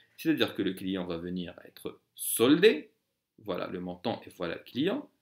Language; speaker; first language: French; non-native, local second language; Arabic